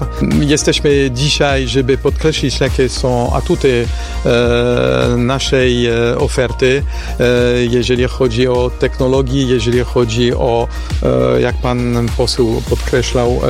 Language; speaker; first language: Polish; non-native, fluent; French